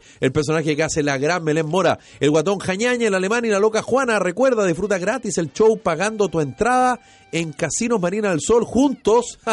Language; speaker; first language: Spanish; native; Spanish